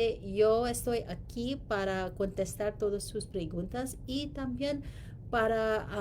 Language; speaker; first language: Spanish; non-native, learner; English